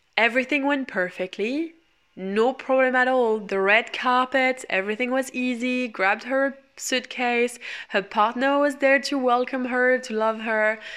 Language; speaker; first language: English; non-native, fluent; French